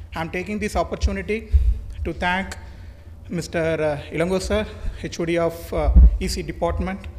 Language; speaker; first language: English; non-native, local second language; Tamil